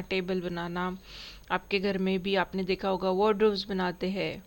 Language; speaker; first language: Hindi; non-native, local second language; Marathi